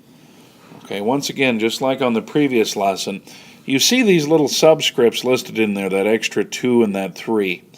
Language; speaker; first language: English; native; English